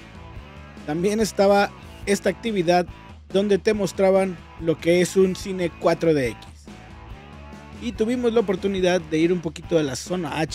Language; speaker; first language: Spanish; native; Spanish